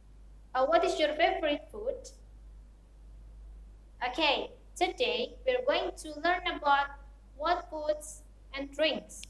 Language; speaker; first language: English; non-native, fluent; Indonesian